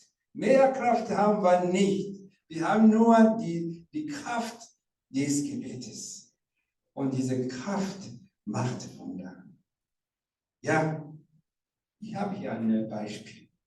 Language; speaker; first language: German; non-native, learner; Rundi